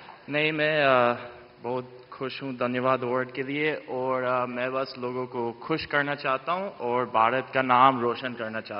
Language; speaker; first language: Hindi; non-native, fluent; English